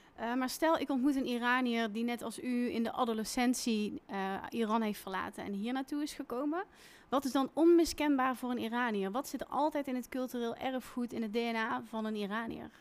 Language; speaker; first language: Dutch; native; Dutch